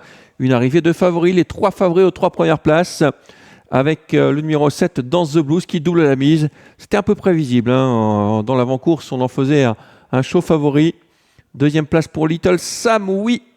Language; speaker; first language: French; native; French